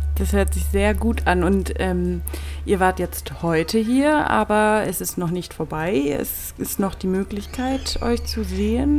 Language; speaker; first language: German; native; German